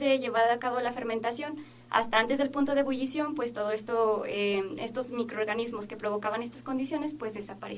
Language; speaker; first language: Spanish; native; Spanish